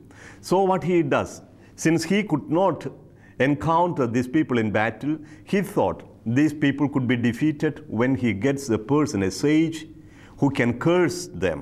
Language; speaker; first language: English; non-native, local second language; Malayalam